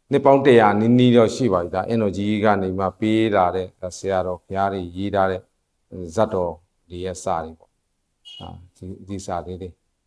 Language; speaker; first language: Burmese; non-native, local second language; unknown